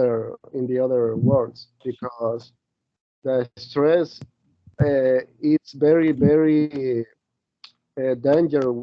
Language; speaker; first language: English; non-native, learner; Spanish